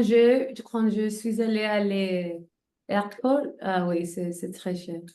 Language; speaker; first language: French; non-native, learner; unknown